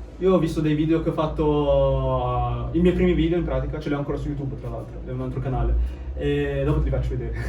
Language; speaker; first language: Italian; early bilingual, other home language; Chinese